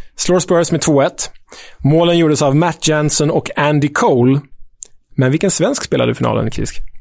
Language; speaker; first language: Swedish; native; Swedish